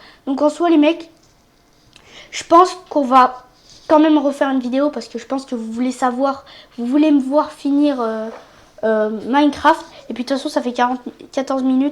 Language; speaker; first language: French; native; French